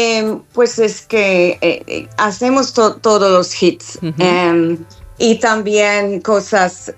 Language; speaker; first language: Spanish; non-native, fluent; English